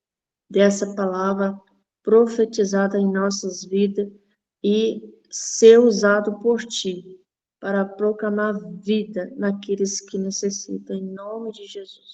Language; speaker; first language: Portuguese; native; Portuguese